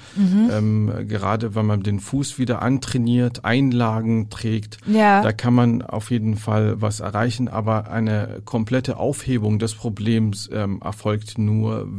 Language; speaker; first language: German; non-native, fluent; Arabic